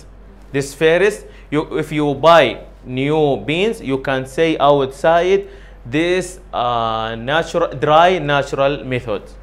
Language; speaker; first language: English; non-native, learner; Arabic